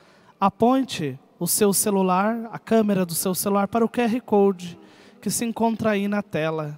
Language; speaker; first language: Portuguese; native; Portuguese